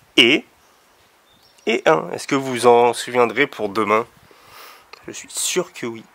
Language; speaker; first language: French; native; French